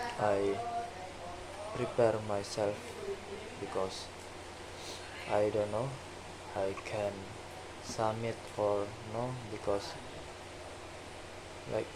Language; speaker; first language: English; non-native, learner; Indonesian